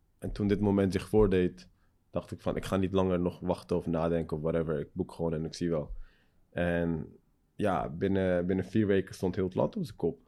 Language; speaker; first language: Dutch; early bilingual, other home language; Persian